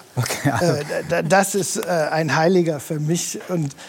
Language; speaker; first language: German; native; German